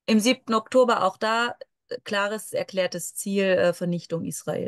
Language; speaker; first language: German; native; German